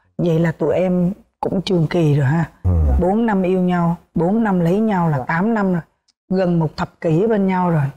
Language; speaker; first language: Vietnamese; native; Vietnamese